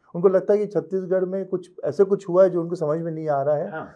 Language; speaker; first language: Hindi; non-native, local second language; Telugu